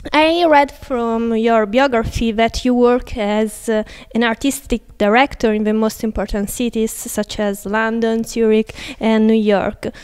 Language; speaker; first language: English; non-native, fluent; Italian